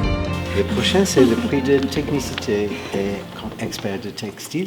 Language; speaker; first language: French; non-native, fluent; English